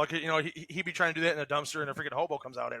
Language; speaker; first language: English; native; English